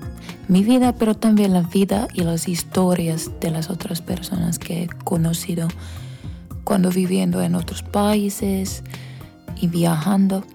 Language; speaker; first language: Spanish; non-native, fluent; Finnish